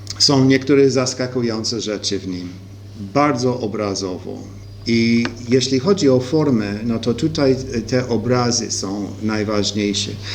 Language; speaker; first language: Polish; early bilingual, heritage; Polish